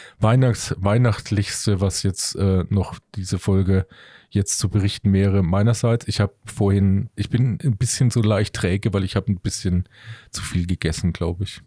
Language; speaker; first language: German; native; German